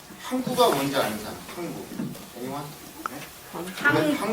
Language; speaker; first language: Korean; early bilingual, heritage; Korean